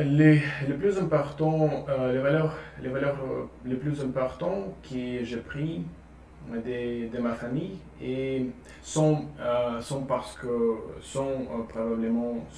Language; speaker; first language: French; non-native, learner; Russian